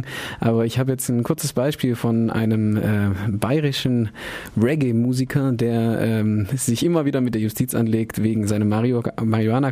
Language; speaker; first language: German; native; German